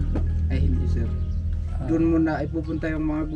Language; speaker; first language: Filipino; native; Filipino